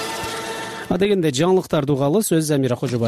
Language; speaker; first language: Kyrgyz; native; Kyrgyz